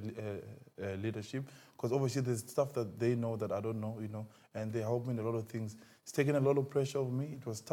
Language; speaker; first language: English; non-native, local second language; Xhosa